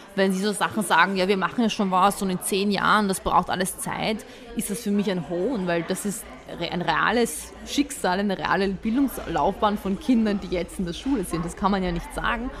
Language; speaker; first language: German; early bilingual, other home language; Bosnian